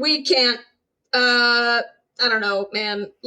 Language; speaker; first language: English; native; English